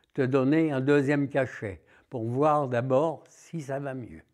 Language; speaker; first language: French; native; French